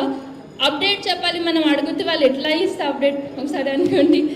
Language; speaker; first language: Telugu; non-native, learner; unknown